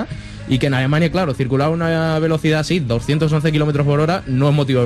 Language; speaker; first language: Spanish; native; Spanish